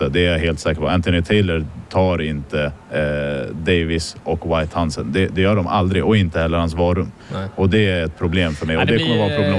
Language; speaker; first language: Swedish; native; Swedish